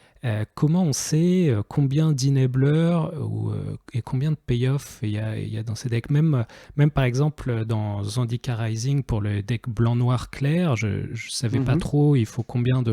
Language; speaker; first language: French; native; French